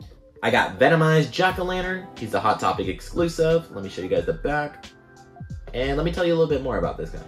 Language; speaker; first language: English; native; English